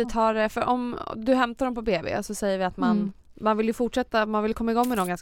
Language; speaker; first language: Swedish; native; Swedish